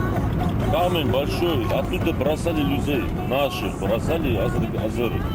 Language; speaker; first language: Russian; non-native, local second language; Armenian